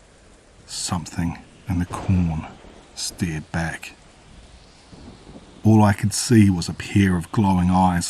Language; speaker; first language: English; native; English